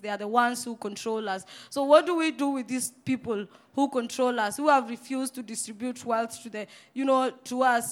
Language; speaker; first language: English; non-native, local second language; Swahili